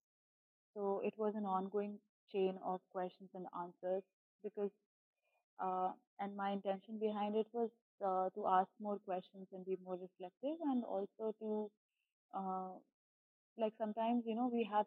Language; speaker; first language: English; non-native, local second language; Hindi